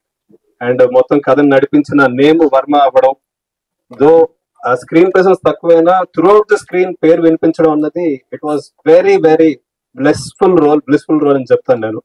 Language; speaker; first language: Telugu; native; Telugu